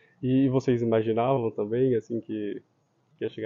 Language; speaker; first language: Portuguese; native; Portuguese